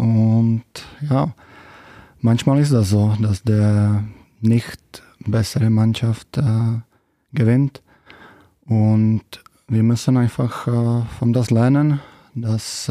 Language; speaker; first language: German; non-native, learner; Czech